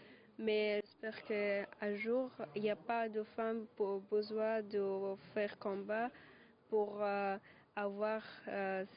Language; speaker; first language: French; non-native, learner; Persian